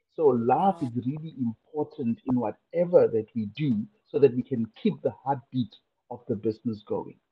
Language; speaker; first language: English; non-native, local second language; Tswana